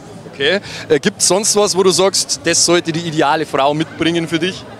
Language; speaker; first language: German; native; German